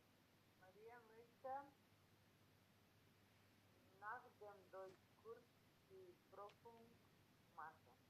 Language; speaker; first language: German; non-native, learner; Macedonian